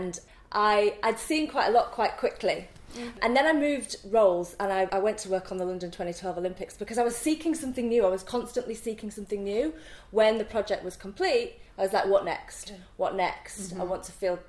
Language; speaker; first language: English; native; English